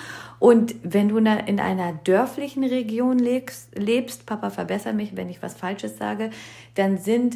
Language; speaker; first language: German; early bilingual, other home language; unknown